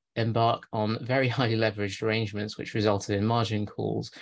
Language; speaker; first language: English; native; English